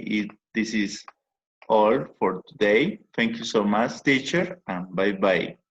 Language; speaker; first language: English; non-native, learner; Spanish